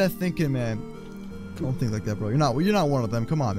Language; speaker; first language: English; native; English